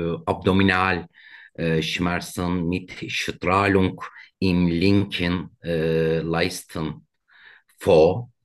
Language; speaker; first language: German; non-native, learner; Turkish